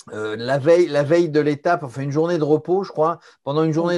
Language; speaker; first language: French; native; French